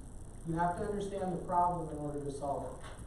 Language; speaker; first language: English; native; English